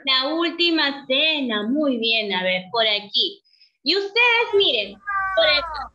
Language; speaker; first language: Spanish; native; Spanish